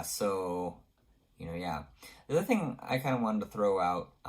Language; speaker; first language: English; native; English